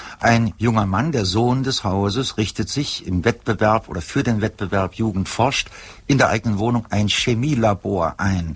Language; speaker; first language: German; native; German